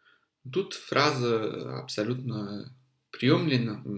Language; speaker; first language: Russian; non-native, fluent; French